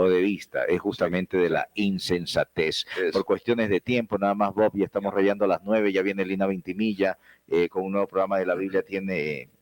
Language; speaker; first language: Spanish; native; Spanish